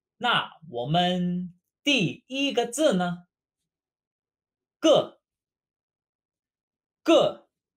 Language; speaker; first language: Chinese; non-native, fluent; English